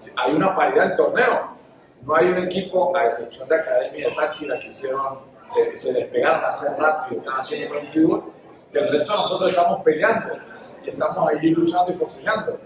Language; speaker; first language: Spanish; native; Spanish